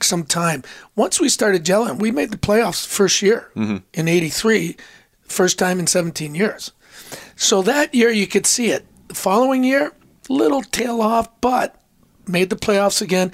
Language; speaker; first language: English; native; English